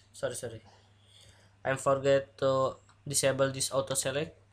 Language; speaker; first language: English; non-native, learner; Indonesian